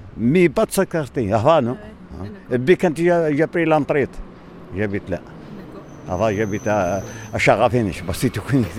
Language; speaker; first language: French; non-native, local second language; Arabic